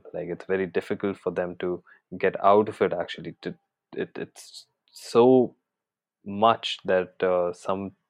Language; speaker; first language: English; non-native, local second language; Hindi